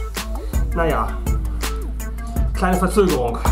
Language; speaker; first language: German; native; German